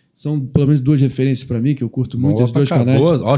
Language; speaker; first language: Portuguese; native; Portuguese